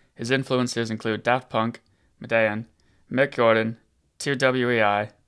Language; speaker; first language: English; native; English